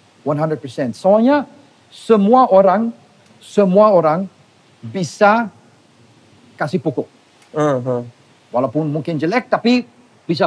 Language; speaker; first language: Indonesian; non-native, fluent; English